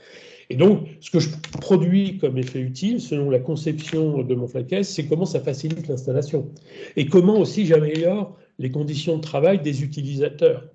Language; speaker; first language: French; native; French